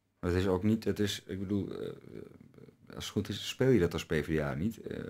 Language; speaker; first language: Dutch; early bilingual, other home language; Turkish